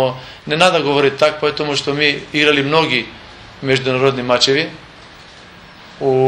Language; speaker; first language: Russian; non-native, learner; Macedonian